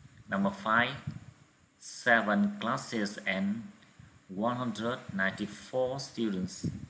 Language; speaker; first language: English; non-native, fluent; Vietnamese